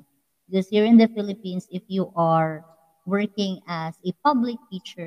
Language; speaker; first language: English; non-native, local second language; Waray